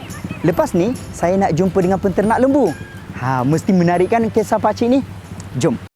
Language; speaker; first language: Malay; native; Malay